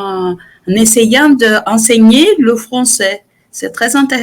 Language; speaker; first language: French; non-native, fluent; Portuguese